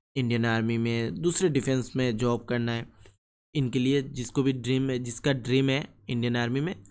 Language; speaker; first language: Hindi; non-native, local second language; Bangla